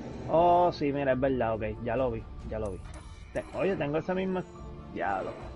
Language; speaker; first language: Spanish; native; Spanish